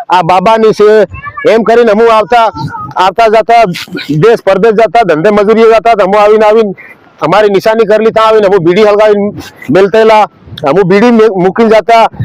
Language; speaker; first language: Gujarati; native; Gujarati